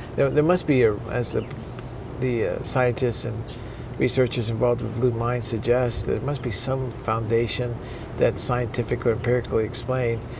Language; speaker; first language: English; early bilingual, other home language; Spanish